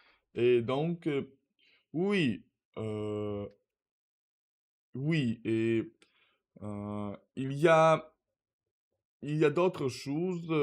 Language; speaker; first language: French; non-native, learner; Russian